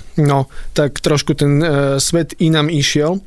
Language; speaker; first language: Slovak; native; Slovak